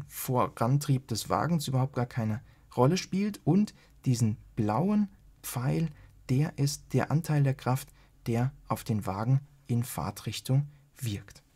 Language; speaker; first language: German; native; German